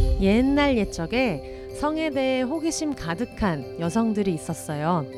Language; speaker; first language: Korean; native; Korean